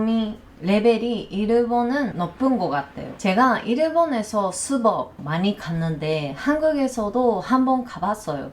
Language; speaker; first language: Korean; non-native, learner; Japanese